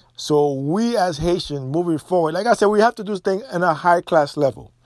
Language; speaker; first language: English; non-native, fluent; Haitian Creole